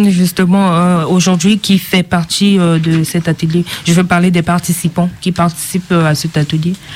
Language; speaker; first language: French; non-native, local second language; Sango